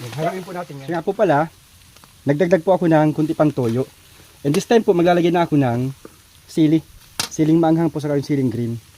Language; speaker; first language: Filipino; non-native, local second language; Bikol